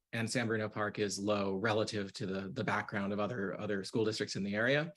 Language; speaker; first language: English; native; English